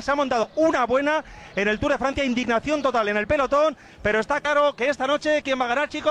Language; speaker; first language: Spanish; native; Spanish